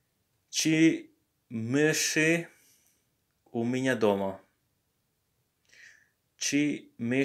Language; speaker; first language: Russian; non-native, learner; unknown